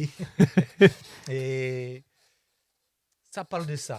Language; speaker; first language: French; non-native, fluent; Romanian